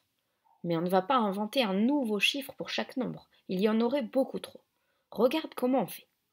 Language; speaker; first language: French; native; French